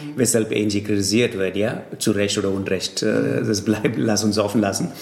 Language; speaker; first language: German; non-native, fluent; Tamil